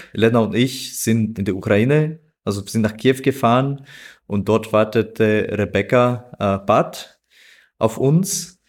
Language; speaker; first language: German; non-native, fluent; Albanian